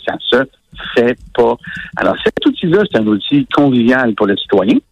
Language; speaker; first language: French; native; French